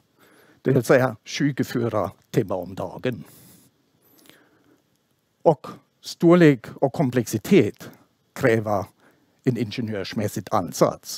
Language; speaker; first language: Swedish; non-native, fluent; German